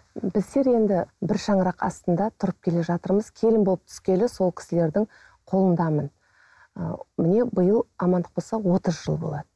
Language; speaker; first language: Kazakh; native; Kazakh